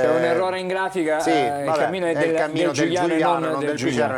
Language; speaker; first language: Italian; native; Italian